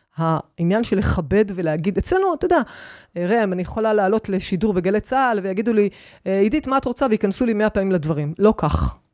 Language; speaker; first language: Hebrew; native; Hebrew